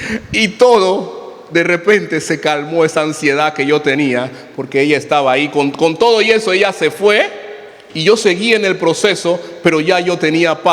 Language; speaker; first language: Spanish; native; Spanish